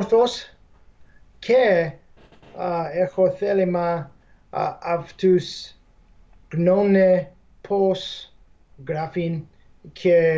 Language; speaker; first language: Greek; non-native, fluent; English